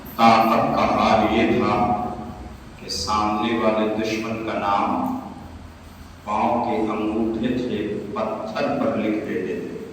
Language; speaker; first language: Urdu; native; Urdu